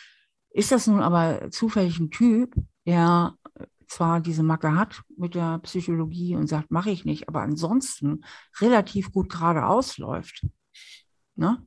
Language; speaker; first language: German; native; German